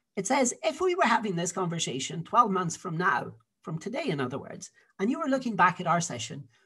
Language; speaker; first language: English; native; English